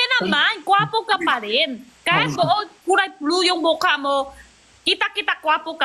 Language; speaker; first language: Filipino; non-native, learner; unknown